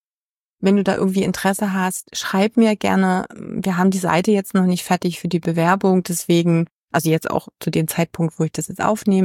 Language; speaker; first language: German; native; German